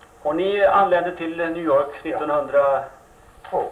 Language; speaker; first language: Swedish; native; Swedish